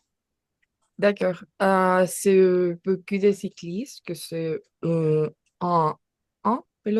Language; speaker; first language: French; non-native, learner; Spanish